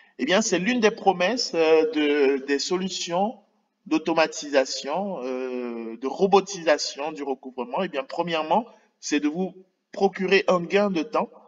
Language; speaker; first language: French; native; French